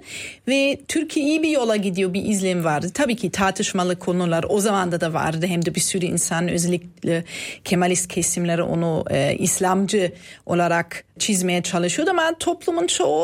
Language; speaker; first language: Turkish; non-native, fluent; German